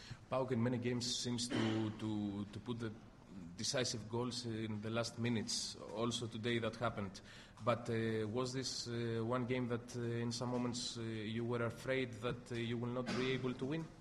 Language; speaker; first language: English; non-native, fluent; Greek